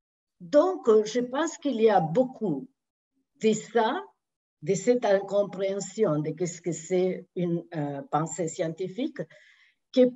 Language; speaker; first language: French; non-native, fluent; Spanish